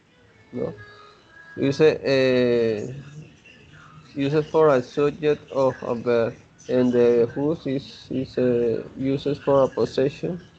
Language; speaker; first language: English; non-native, learner; Spanish